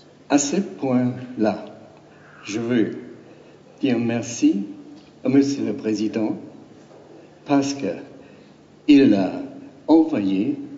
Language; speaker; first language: French; non-native, learner; German